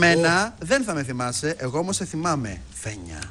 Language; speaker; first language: Greek; native; Greek